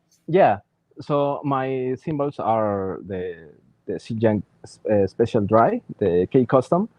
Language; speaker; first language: English; non-native, learner; Spanish